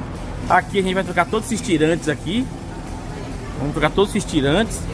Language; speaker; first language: Portuguese; native; Portuguese